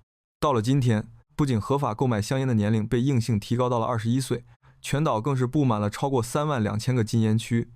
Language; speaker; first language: Chinese; native; Chinese